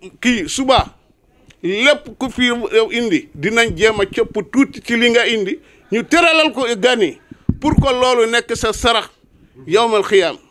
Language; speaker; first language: Wolof; non-native, local second language; Fula